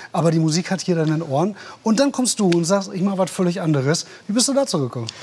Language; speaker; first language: German; native; German